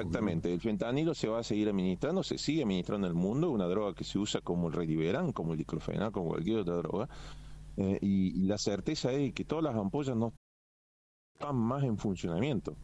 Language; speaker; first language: Spanish; native; Spanish